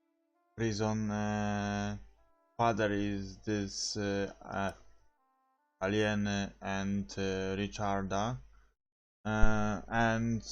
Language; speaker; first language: English; non-native, learner; Polish